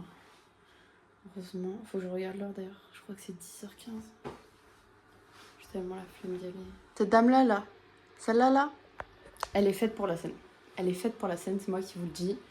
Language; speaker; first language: French; native; French